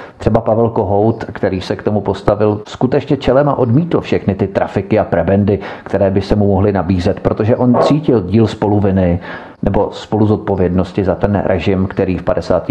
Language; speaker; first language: Czech; native; Czech